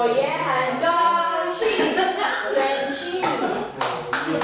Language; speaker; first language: Chinese; non-native, learner; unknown